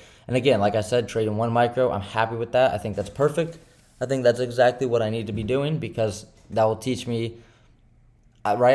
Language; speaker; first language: English; native; English